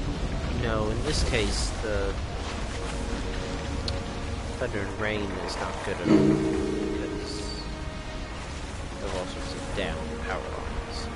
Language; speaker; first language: English; native; English